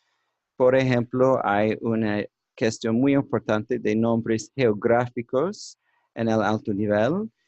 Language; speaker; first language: Spanish; non-native, learner; English